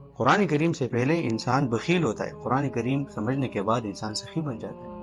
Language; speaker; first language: Urdu; non-native, local second language; Pashto